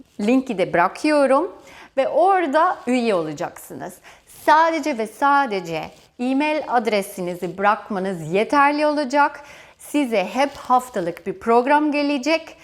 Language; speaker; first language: Turkish; non-native, fluent; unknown